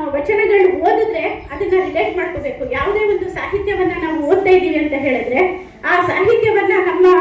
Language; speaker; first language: Kannada; non-native, local second language; Urdu